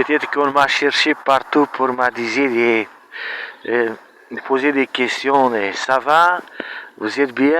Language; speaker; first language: French; non-native, learner; Romanian